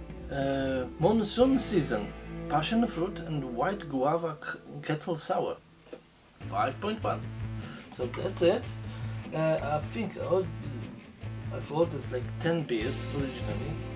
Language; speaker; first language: English; non-native, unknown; Polish